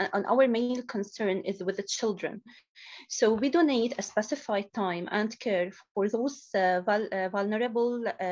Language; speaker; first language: English; non-native, learner; Arabic